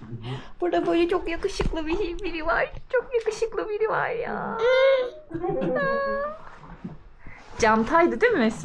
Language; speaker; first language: Turkish; native; Turkish